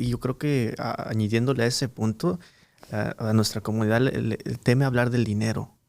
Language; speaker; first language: Spanish; early bilingual, heritage; Spanish